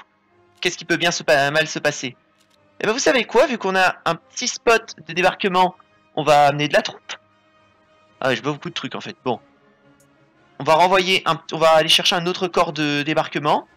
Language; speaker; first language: French; native; French